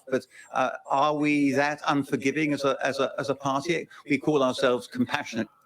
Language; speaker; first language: English; native; English